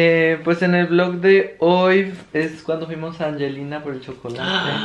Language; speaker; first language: Spanish; native; Spanish